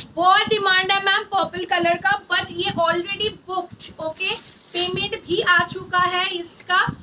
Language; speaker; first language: Hindi; non-native, local second language; Bangla